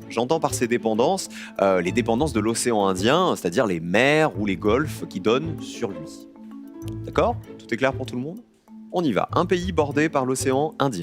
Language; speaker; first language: French; native; French